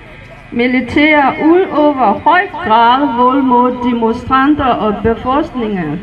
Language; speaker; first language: Danish; non-native, learner; Burmese